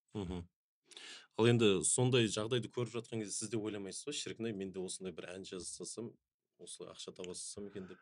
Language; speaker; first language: Kazakh; native; Kazakh